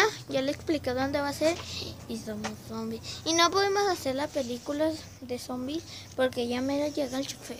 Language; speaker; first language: Spanish; native; Spanish